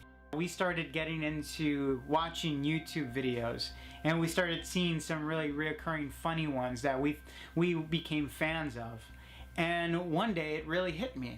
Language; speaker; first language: English; native; English